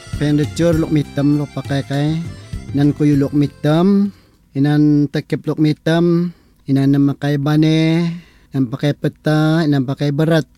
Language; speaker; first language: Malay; non-native, local second language; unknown